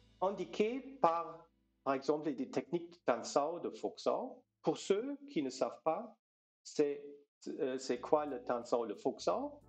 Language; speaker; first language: French; non-native, fluent; German